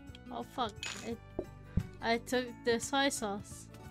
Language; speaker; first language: English; non-native, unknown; Portuguese